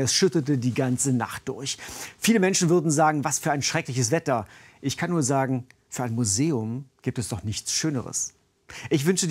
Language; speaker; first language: German; native; German